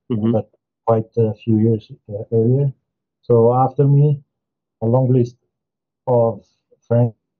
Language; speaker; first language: English; non-native, fluent; Italian